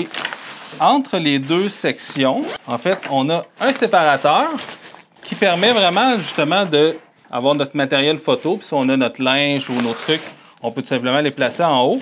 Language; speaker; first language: French; native; French